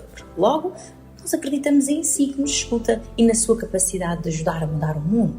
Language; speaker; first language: Portuguese; non-native, local second language; Kabuverdianu